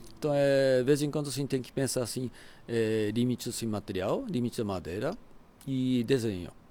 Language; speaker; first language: Portuguese; non-native, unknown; Japanese